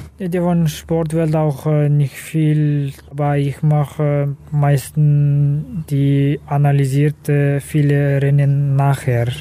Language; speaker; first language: German; non-native, learner; Kazakh